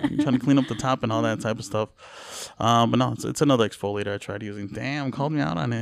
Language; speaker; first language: English; early bilingual, other home language; Spanish